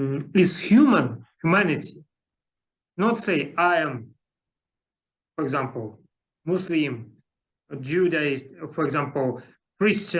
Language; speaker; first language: English; non-native, learner; Russian